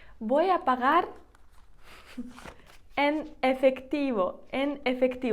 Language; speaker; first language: Spanish; non-native, fluent; Ukrainian